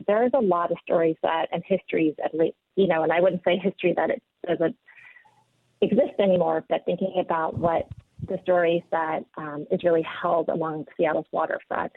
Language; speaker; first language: English; native; English